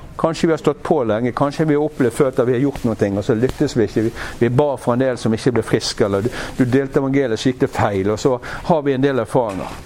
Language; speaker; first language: Norwegian; native; Norwegian